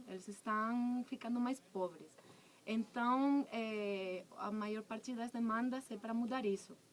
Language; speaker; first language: Portuguese; non-native, fluent; Spanish